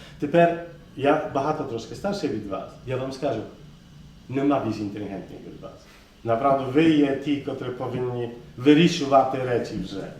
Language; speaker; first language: Ukrainian; early bilingual, heritage; Ukrainian